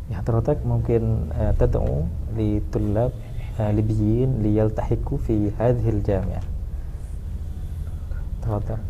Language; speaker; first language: Arabic; non-native, learner; Indonesian